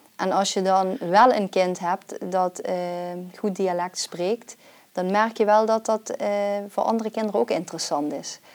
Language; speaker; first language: Dutch; native; Dutch